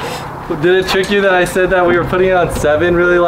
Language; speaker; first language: English; native; English